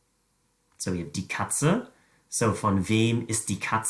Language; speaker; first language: German; non-native, fluent; English